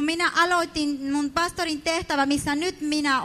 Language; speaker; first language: Finnish; non-native, fluent; Spanish